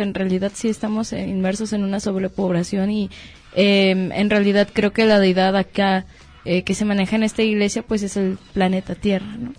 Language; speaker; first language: Spanish; native; Spanish